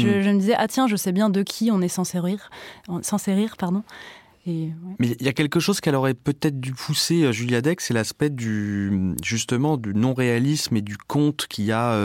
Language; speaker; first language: French; native; French